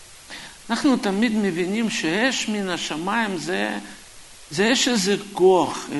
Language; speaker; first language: Hebrew; non-native, fluent; Russian